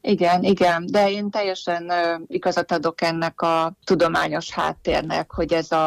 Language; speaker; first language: Hungarian; native; Hungarian